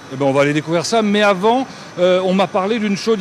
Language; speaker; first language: French; native; French